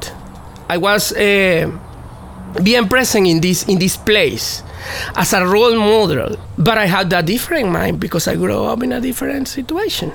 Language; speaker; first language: English; non-native, fluent; Spanish